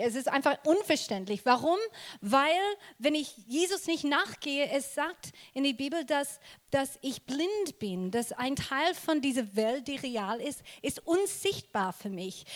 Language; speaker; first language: German; non-native, fluent; English